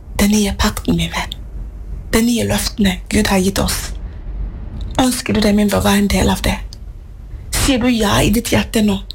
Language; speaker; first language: Norwegian; non-native, fluent; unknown